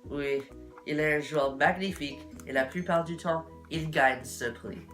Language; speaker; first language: French; non-native, learner; English